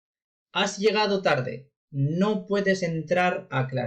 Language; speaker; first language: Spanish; non-native, fluent; Urdu